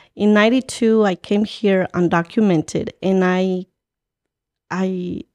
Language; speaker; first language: English; early bilingual, other home language; Spanish